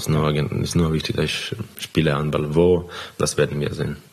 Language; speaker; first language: German; non-native, fluent; Croatian